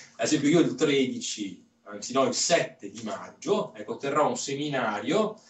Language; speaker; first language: Italian; native; Italian